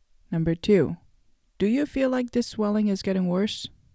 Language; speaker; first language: English; non-native, fluent; Japanese